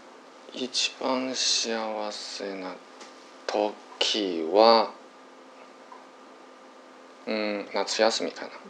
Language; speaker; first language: Japanese; non-native, learner; Chinese